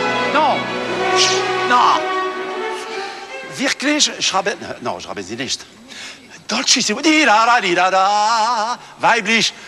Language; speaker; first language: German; non-native, learner; French